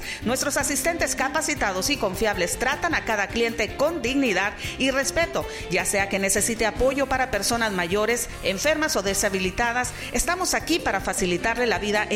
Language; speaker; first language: Spanish; native; Spanish